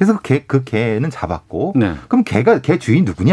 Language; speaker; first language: Korean; native; Korean